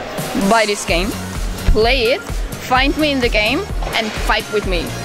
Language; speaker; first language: English; non-native, fluent; German